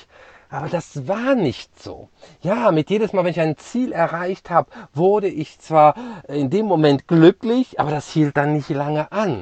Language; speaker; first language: German; native; German